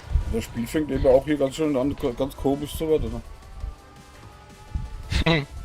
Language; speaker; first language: German; native; German